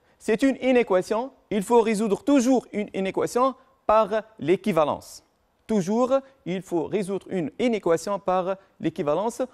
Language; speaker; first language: French; non-native, local second language; Arabic